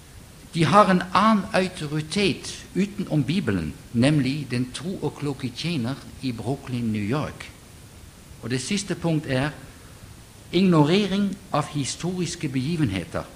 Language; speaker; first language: Norwegian; non-native, fluent; Dutch